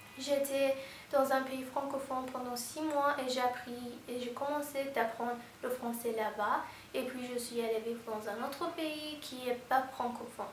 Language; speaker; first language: French; non-native, fluent; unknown